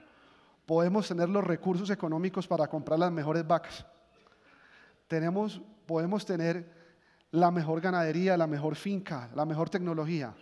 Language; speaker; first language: Spanish; native; Spanish